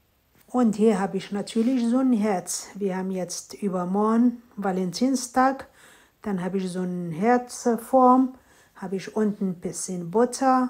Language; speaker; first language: German; non-native, fluent; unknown